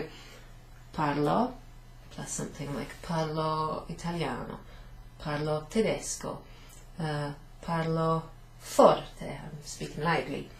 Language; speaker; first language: Italian; non-native, fluent; English